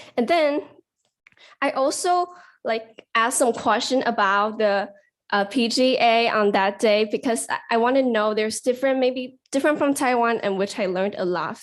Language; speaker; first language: English; non-native, learner; Chinese